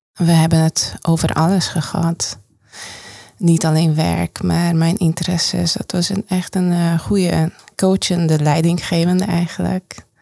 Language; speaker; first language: Dutch; non-native, fluent; Hungarian